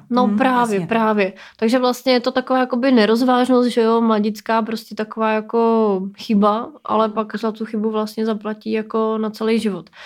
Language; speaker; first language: Czech; native; Czech